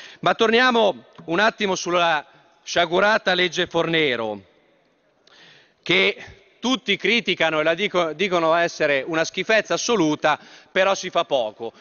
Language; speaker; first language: Italian; native; Italian